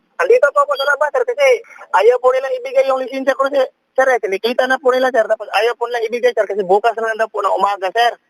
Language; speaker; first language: Filipino; non-native, local second language; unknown